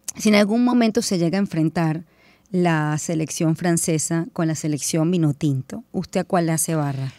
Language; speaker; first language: Spanish; native; Spanish